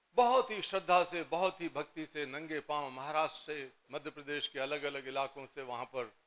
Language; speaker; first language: Hindi; native; Hindi